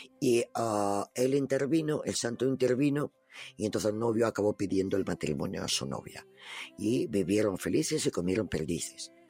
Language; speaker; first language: Spanish; non-native, fluent; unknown